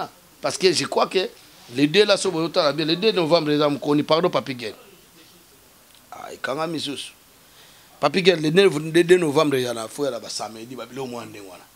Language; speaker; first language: French; non-native, local second language; Lingala